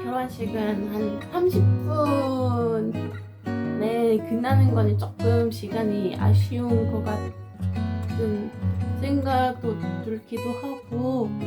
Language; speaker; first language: Korean; non-native, fluent; French